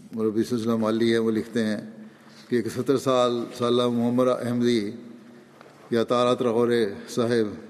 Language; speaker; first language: Urdu; native; Urdu